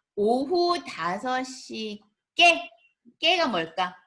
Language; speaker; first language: Korean; native; Korean